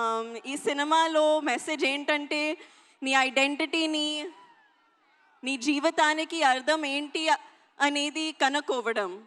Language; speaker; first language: Telugu; non-native, local second language; Hindi